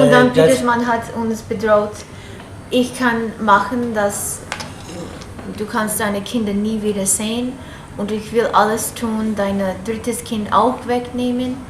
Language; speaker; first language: German; non-native, learner; English